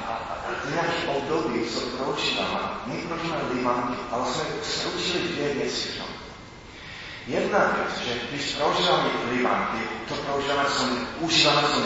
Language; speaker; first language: Czech; non-native, fluent; English